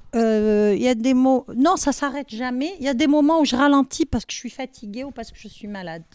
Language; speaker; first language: French; non-native, local second language; Arabic